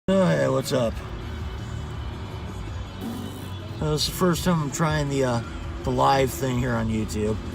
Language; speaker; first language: English; native; English